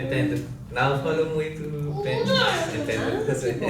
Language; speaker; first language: Portuguese; non-native, learner; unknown